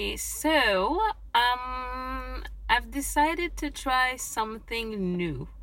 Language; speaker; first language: English; non-native, fluent; French